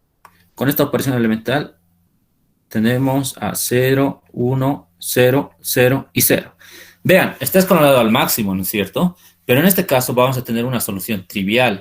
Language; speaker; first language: Spanish; native; Spanish